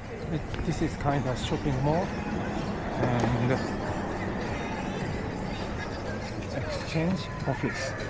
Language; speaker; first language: English; non-native, learner; Japanese